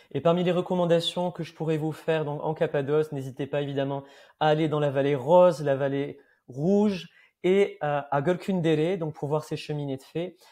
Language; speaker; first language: French; native; French